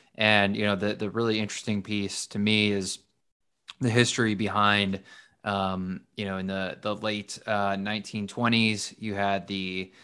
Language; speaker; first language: English; native; English